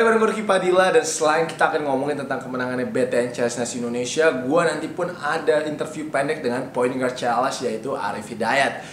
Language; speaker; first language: Indonesian; native; Indonesian